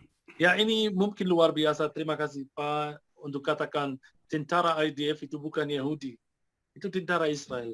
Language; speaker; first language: Indonesian; non-native, fluent; Arabic